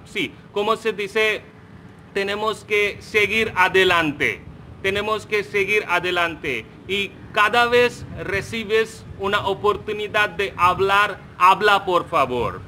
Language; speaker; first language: Spanish; non-native, fluent; Hindi